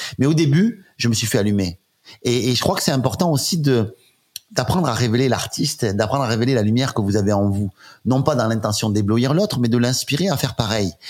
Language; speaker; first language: French; native; French